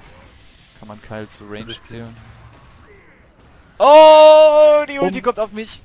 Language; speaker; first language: German; native; German